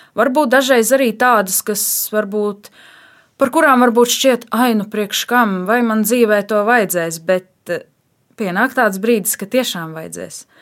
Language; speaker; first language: Latvian; native; Latvian